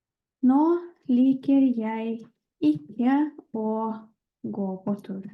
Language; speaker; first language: Norwegian; non-native, fluent; Lithuanian